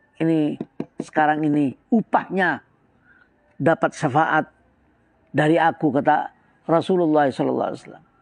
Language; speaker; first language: Indonesian; non-native, local second language; Madurese